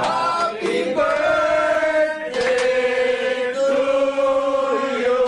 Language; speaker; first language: English; non-native, local second language; Filipino